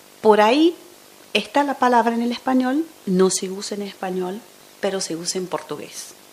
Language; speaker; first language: Spanish; non-native, fluent; Portuguese